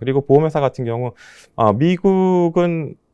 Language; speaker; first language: Korean; native; Korean